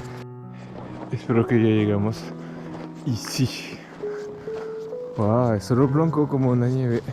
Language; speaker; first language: Spanish; non-native, learner; French